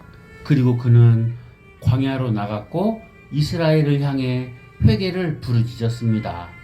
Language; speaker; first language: Korean; native; Korean